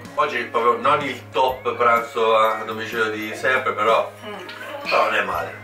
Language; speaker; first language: Italian; native; Italian